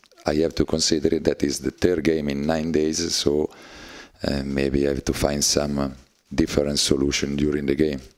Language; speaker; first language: English; non-native, learner; Italian